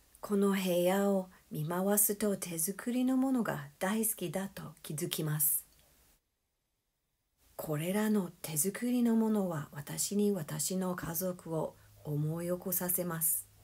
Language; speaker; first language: Japanese; non-native, fluent; English